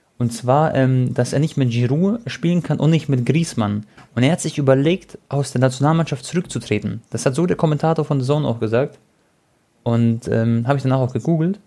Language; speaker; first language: German; early bilingual, other home language; Croatian